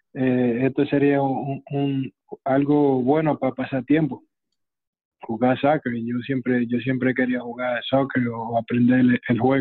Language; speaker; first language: Spanish; early bilingual, other home language; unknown